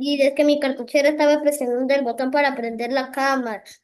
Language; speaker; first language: Spanish; native; Spanish